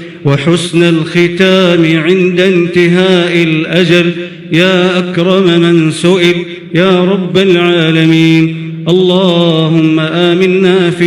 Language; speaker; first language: Arabic; native; Arabic